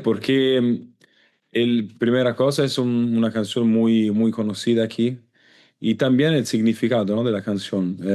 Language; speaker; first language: Spanish; non-native, learner; Italian